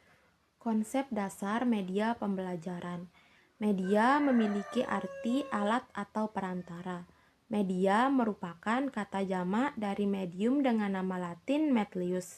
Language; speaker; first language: Indonesian; native; Indonesian